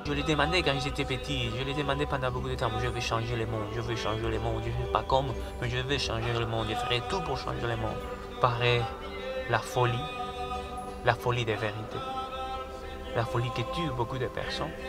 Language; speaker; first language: French; non-native, learner; Spanish